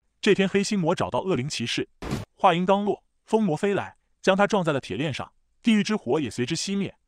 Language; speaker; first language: Chinese; native; Chinese